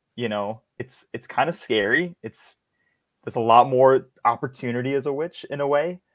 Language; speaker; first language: English; native; English